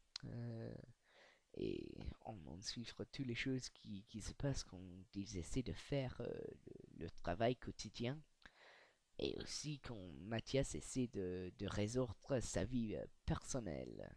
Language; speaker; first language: French; non-native, learner; English